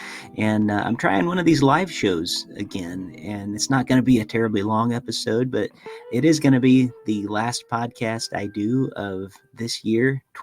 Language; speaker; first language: English; native; English